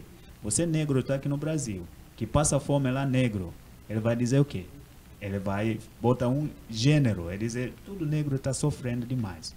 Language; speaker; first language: Portuguese; non-native, learner; Swahili